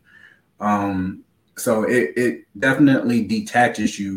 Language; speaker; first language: English; native; English